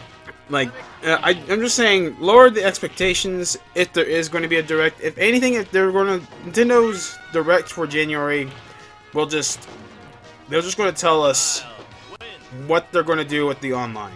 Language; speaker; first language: English; native; English